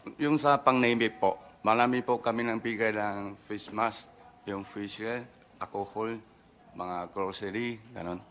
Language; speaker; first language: Filipino; non-native, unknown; Min Nan Chinese